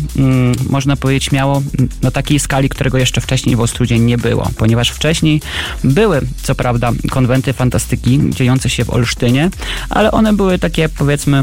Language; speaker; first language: Polish; native; Polish